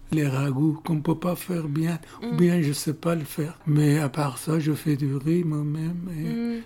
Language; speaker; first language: French; non-native, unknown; Persian